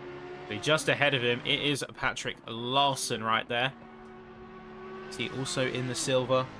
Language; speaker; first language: English; native; English